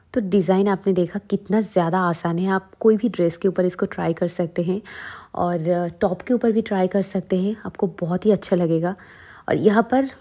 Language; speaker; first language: Hindi; non-native, local second language; Bangla